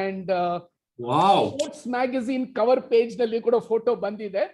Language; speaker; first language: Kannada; non-native, local second language; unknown